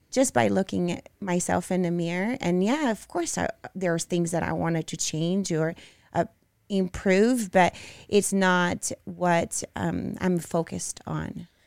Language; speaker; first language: English; non-native, fluent; Portuguese